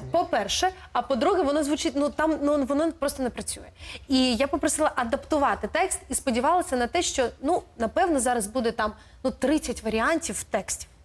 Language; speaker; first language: Ukrainian; non-native, local second language; Russian